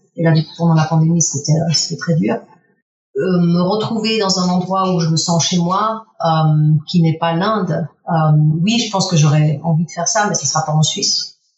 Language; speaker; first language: French; early bilingual, other home language; Spanish